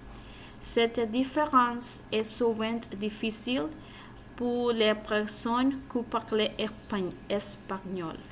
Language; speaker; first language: French; non-native, learner; Spanish